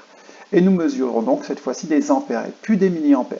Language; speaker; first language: French; native; French